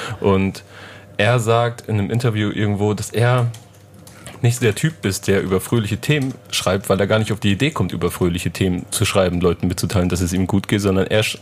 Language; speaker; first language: German; native; German